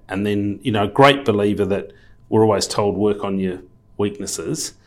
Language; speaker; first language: English; native; English